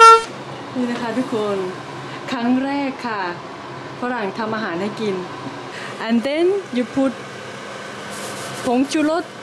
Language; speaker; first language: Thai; non-native, local second language; Northeastern Thai